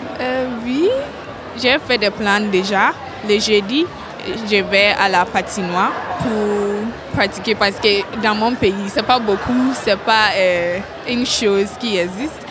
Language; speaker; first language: French; non-native, learner; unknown